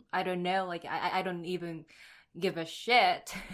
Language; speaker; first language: English; non-native, fluent; Japanese